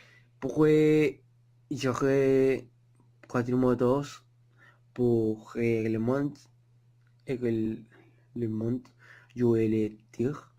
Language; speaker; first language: French; non-native, learner; Spanish